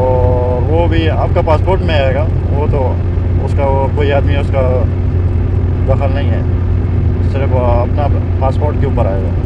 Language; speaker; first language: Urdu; non-native, local second language; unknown